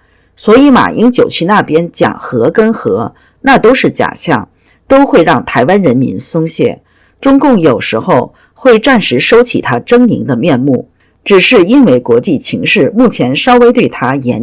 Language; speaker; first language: Chinese; native; Chinese